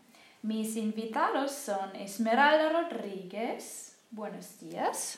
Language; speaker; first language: Spanish; non-native, learner; German